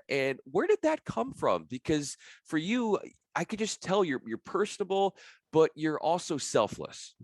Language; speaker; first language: English; native; English